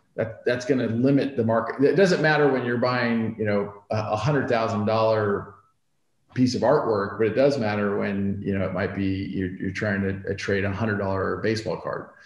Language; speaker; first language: English; native; English